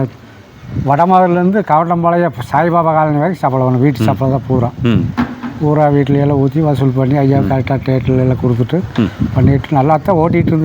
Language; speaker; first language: Tamil; non-native, local second language; Hindi